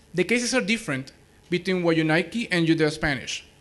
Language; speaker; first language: English; non-native, fluent; Spanish